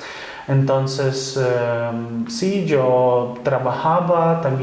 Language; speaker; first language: Spanish; non-native, fluent; Ukrainian